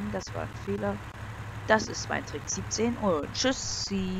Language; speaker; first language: German; native; German